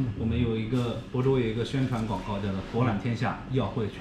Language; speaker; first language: Chinese; native; Chinese